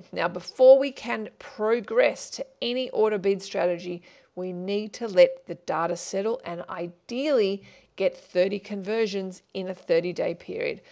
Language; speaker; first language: English; native; English